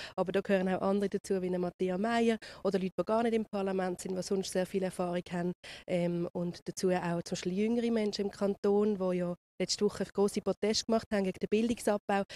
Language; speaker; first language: German; native; German